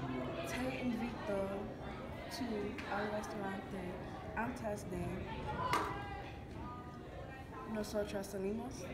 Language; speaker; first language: Spanish; non-native, learner; English